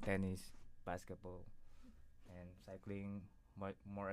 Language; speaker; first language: English; non-native, local second language; Filipino